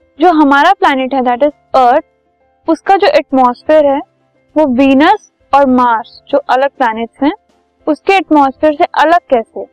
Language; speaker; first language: Hindi; native; Hindi